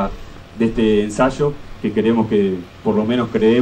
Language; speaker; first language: Spanish; native; Spanish